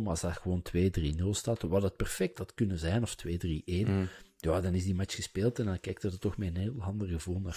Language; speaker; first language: Dutch; native; Dutch